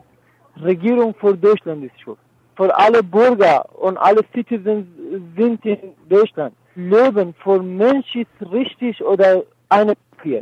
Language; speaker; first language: German; non-native, learner; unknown